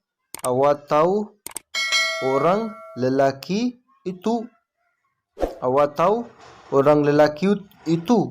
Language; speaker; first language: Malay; non-native, learner; Urdu